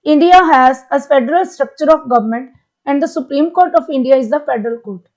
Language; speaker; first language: English; non-native, local second language; Punjabi